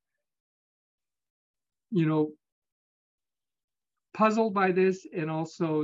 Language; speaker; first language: English; native; English